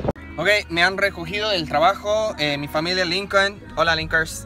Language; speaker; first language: Spanish; non-native, fluent; English